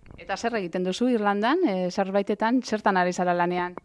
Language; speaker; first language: Basque; native; Basque